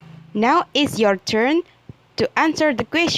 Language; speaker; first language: English; non-native, learner; Indonesian